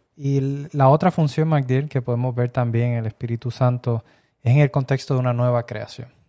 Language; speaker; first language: Spanish; early bilingual, heritage; Spanish